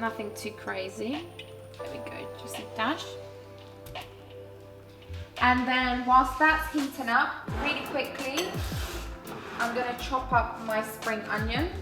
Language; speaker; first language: English; native; English